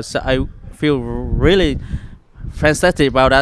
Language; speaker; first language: English; non-native, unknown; Vietnamese